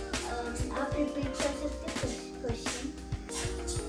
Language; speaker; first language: Hindi; non-native, local second language; Malayalam